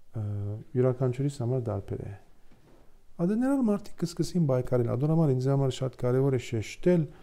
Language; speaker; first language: Armenian; early bilingual, heritage; Armenian